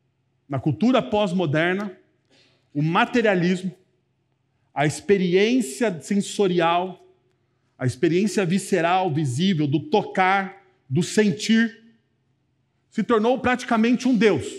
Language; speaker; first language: Portuguese; native; Portuguese